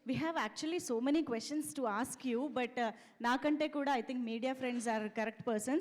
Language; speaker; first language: Telugu; native; Telugu